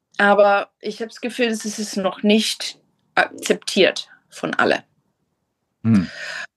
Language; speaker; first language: German; non-native, fluent; English